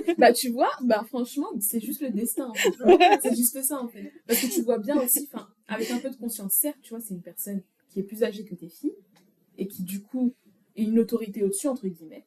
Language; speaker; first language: French; native; French